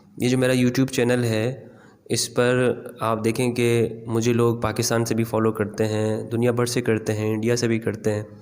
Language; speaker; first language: Urdu; non-native, local second language; Pashto